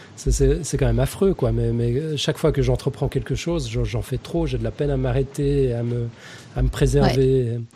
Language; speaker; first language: French; native; French